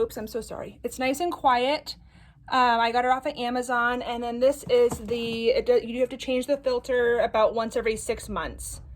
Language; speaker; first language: English; native; English